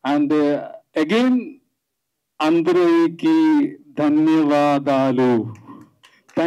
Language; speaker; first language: Telugu; non-native, learner; Malayalam